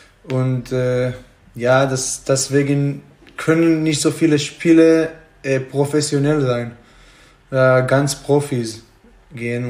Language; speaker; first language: German; non-native, fluent; Hebrew